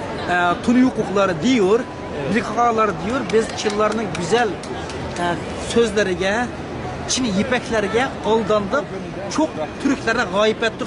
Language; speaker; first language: Turkish; non-native, learner; Uyghur